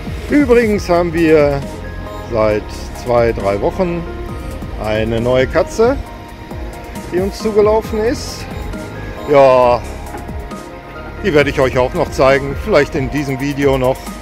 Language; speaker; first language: German; native; German